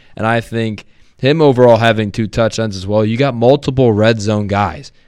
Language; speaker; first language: English; native; English